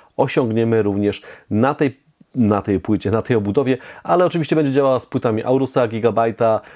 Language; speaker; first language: Polish; native; Polish